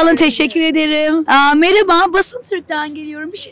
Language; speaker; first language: Turkish; native; Turkish